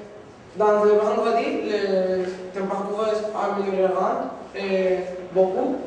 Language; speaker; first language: French; non-native, learner; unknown